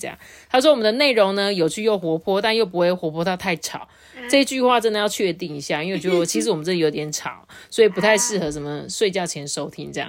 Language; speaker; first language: Chinese; native; Chinese